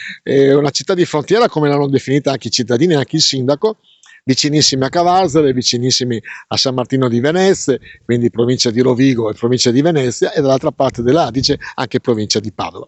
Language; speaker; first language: Italian; native; Italian